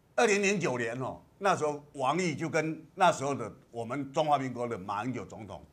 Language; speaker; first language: Chinese; native; Chinese